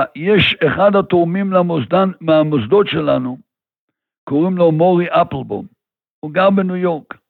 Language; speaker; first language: Hebrew; native; Hebrew